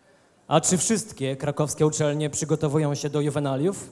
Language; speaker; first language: Polish; native; Polish